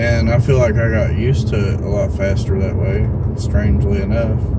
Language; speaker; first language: English; native; English